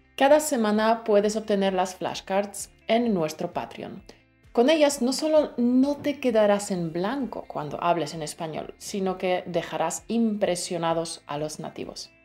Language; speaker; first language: Spanish; native; Spanish